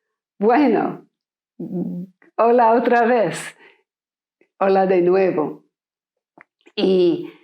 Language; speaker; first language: Spanish; non-native, fluent; English